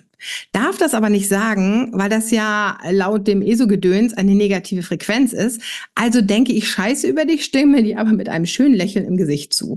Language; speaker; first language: German; native; German